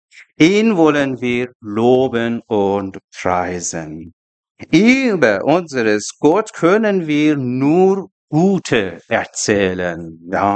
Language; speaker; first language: German; non-native, learner; Persian